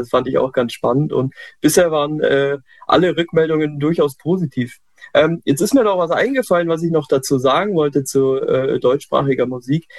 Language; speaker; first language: German; native; German